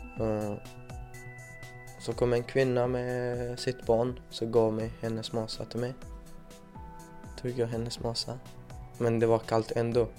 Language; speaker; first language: Swedish; non-native, fluent; Persian